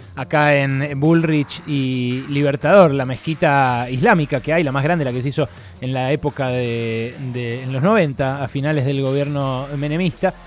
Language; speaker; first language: Spanish; native; Spanish